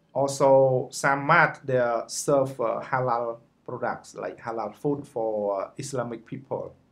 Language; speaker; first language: English; non-native, learner; Khmer